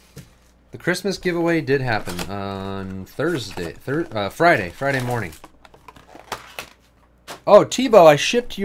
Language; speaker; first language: English; native; English